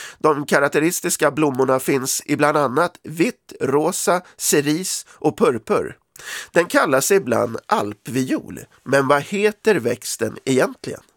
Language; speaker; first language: Swedish; native; Swedish